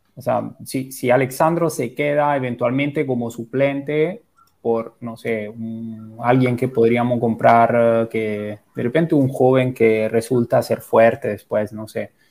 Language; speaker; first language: Spanish; non-native, fluent; Italian